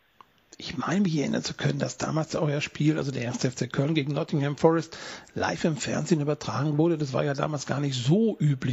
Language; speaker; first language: German; native; German